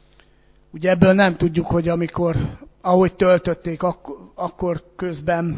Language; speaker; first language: Hungarian; native; Hungarian